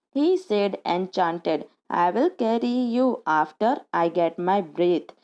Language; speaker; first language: English; non-native, local second language; Gujarati